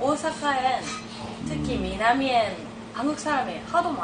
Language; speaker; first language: Korean; non-native, fluent; Japanese